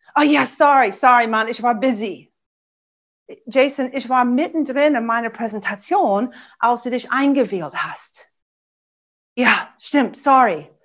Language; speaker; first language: German; non-native, fluent; English